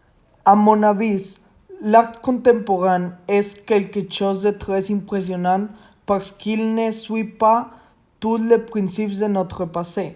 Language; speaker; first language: French; non-native, learner; Spanish